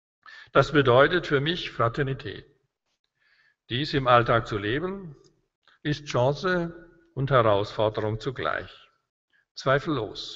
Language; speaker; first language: German; native; German